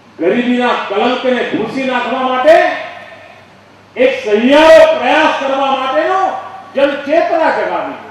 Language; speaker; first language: Gujarati; native; Gujarati